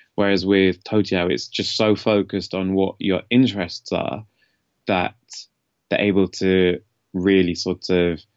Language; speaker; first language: English; native; English